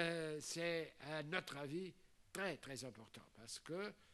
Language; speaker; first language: French; non-native, fluent; Portuguese